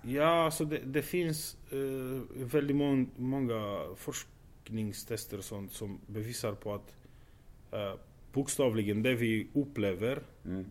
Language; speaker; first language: Swedish; non-native, fluent; Romanian